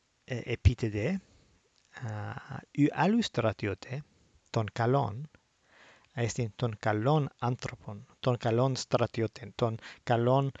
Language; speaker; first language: Greek; non-native, fluent; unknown